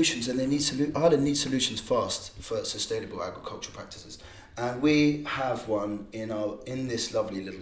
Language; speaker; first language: English; native; English